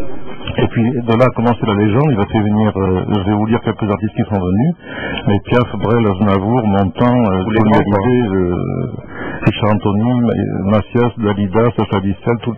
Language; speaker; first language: French; native; French